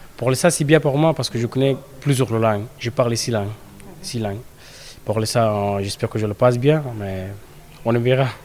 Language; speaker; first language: French; non-native, learner; Persian